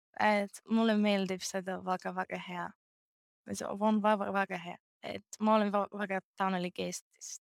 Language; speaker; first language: Estonian; non-native, learner; Greek